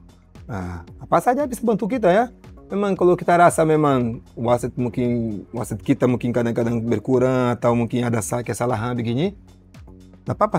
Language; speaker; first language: Indonesian; non-native, learner; Portuguese